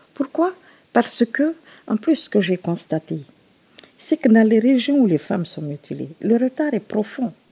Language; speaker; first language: French; non-native, local second language; Susu